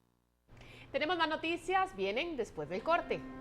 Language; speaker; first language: Spanish; native; Spanish